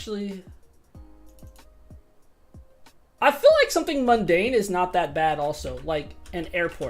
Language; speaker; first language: English; native; English